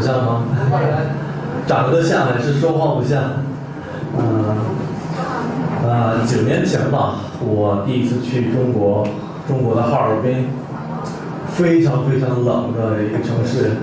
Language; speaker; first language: Chinese; non-native, fluent; Korean